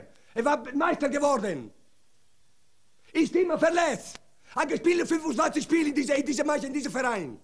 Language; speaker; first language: German; non-native, learner; Italian